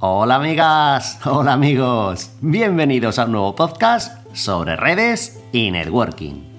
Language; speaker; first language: Spanish; native; Spanish